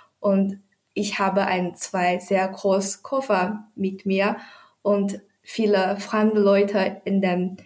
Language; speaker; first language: German; non-native, learner; Chinese